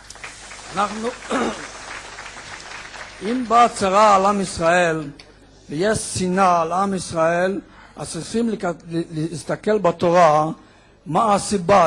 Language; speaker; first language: Hebrew; non-native, fluent; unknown